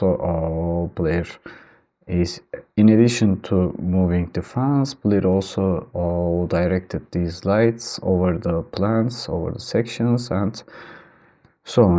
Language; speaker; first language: English; non-native, fluent; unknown